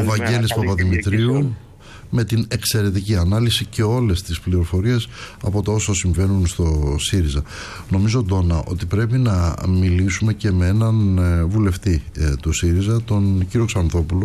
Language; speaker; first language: Greek; native; Greek